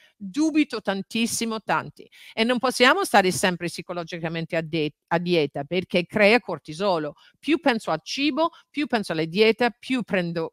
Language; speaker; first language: Italian; non-native, fluent; English